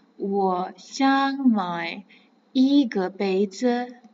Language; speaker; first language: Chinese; non-native, fluent; Kazakh